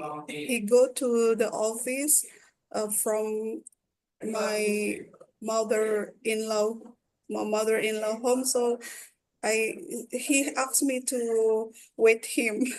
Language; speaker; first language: English; non-native, learner; Indonesian